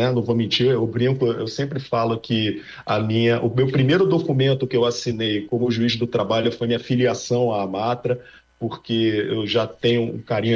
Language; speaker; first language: Portuguese; native; Portuguese